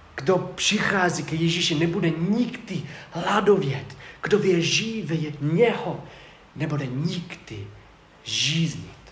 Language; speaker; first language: Czech; non-native, fluent; English